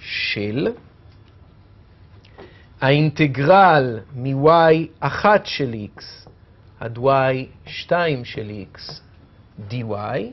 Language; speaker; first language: Hebrew; native; Hebrew